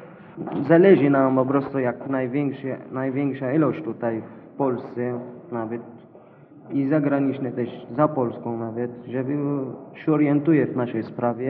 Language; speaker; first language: Polish; non-native, learner; Arabic